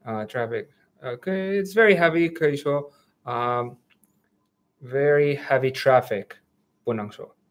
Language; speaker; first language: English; non-native, learner; Chinese